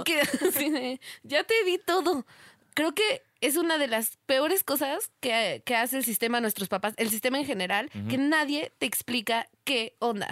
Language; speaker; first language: Spanish; native; Spanish